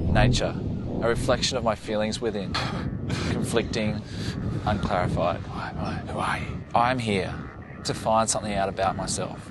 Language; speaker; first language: English; native; English